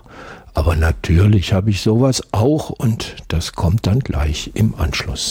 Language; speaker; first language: German; native; German